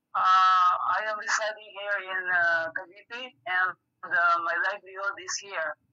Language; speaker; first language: English; non-native, local second language; Hiligaynon